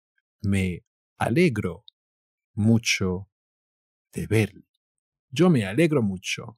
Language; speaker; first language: Spanish; native; Spanish